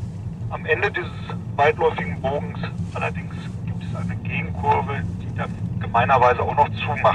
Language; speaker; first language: German; native; German